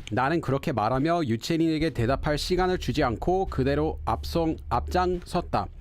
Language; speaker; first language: Korean; non-native, fluent; English